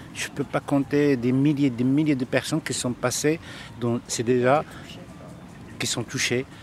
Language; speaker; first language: French; non-native, local second language; Arabic